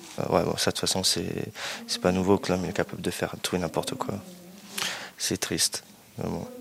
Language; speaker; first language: French; native; French